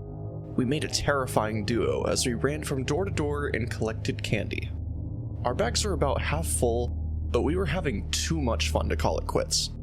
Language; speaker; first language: English; native; English